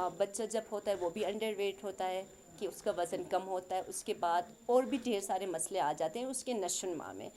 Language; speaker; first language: Urdu; non-native, local second language; Khowar